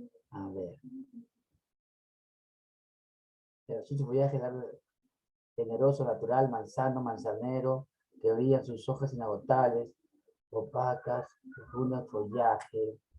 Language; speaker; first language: Spanish; native; Spanish